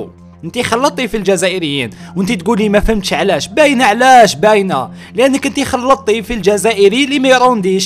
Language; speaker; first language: Arabic; native; Arabic